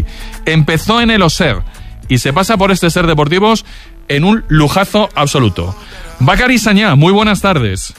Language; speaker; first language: Spanish; native; Spanish